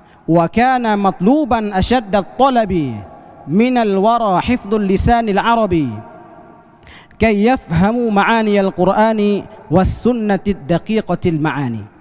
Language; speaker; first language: Arabic; non-native, fluent; Indonesian